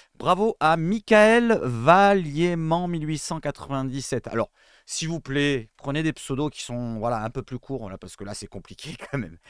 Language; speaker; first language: French; native; French